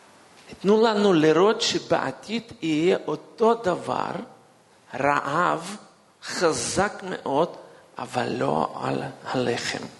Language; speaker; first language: Hebrew; non-native, fluent; Russian